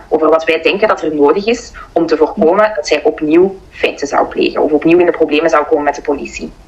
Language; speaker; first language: Dutch; native; Dutch